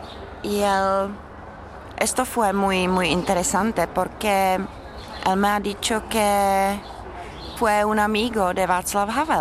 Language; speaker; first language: Spanish; non-native, fluent; Czech